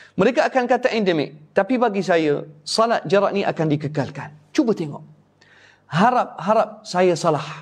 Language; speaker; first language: Malay; native; Malay